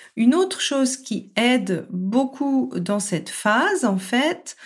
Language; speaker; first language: French; native; French